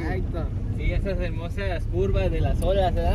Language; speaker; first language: Spanish; native; Spanish